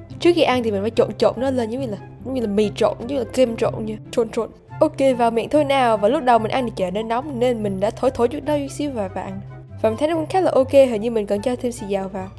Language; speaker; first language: Vietnamese; early bilingual, heritage; Vietnamese